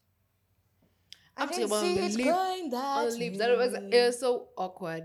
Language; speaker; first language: English; non-native, local second language; Swahili